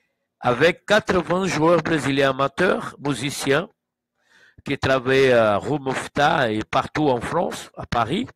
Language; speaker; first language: French; non-native, learner; Portuguese